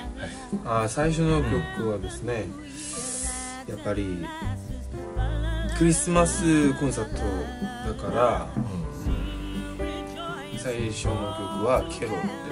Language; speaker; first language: Japanese; non-native, learner; Korean